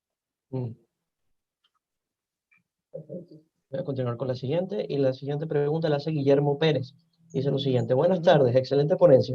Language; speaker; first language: Spanish; native; Spanish